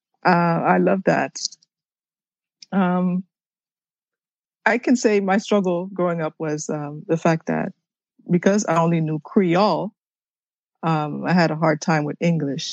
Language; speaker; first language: English; early bilingual, other home language; Haitian Creole